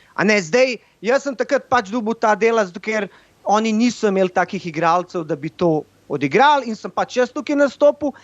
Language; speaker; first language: Slovenian; early bilingual, other home language; Bosnian